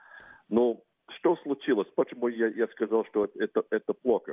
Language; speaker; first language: Russian; non-native, fluent; English